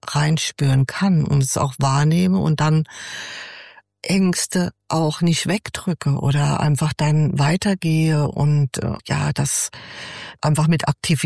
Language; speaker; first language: German; native; German